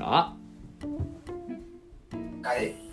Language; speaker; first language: Japanese; non-native, learner; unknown